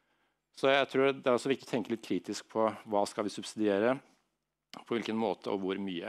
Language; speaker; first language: Norwegian; native; Norwegian